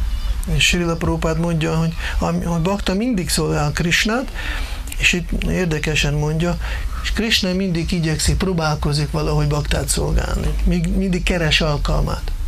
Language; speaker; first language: Hungarian; non-native, fluent; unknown